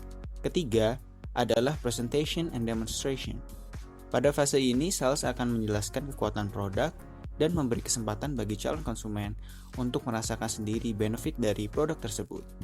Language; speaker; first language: Indonesian; native; Indonesian